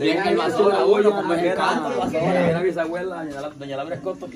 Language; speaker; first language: Spanish; native; Spanish